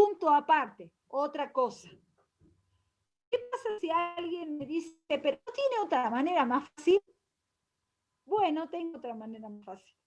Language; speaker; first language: Spanish; native; Spanish